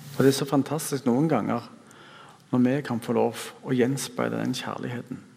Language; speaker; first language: Norwegian; native; Norwegian